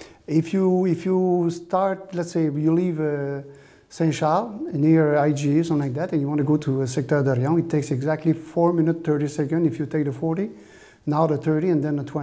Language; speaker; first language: English; non-native, fluent; French